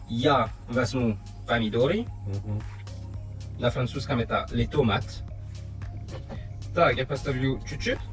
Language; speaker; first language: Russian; non-native, learner; French